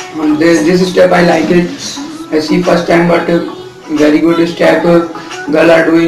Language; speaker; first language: English; non-native, learner; Hindi